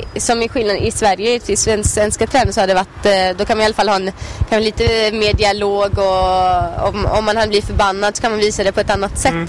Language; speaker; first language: Swedish; early bilingual, other home language; Albanian